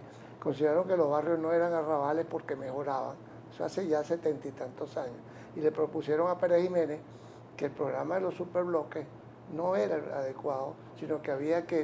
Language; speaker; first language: Spanish; native; Spanish